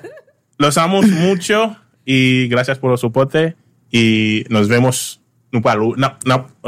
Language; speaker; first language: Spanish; non-native, learner; Haitian Creole